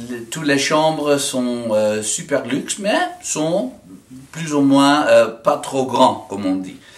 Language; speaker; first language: French; non-native, fluent; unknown